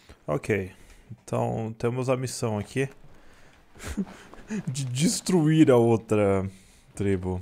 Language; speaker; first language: Portuguese; native; Portuguese